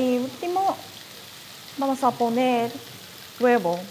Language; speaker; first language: Spanish; non-native, fluent; Japanese